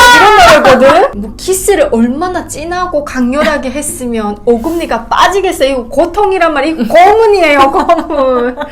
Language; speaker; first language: Korean; native; Korean